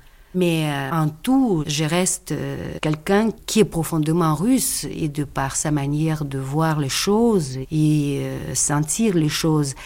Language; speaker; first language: French; non-native, fluent; Russian